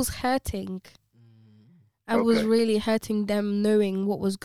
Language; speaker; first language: English; early bilingual, other home language; Konkani